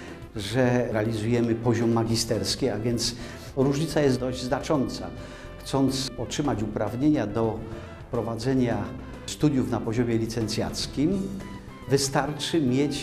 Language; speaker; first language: Polish; native; Polish